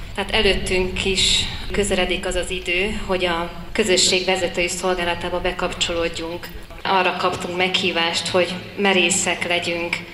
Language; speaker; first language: Hungarian; native; Hungarian